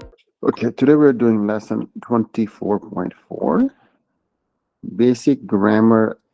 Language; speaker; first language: English; non-native, fluent; Urdu